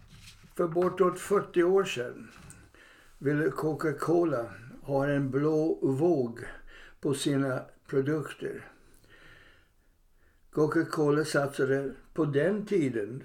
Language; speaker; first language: Swedish; non-native, fluent; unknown